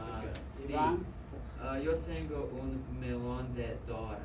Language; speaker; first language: Spanish; non-native, learner; English